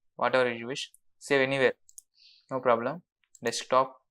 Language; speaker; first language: English; non-native, local second language; Telugu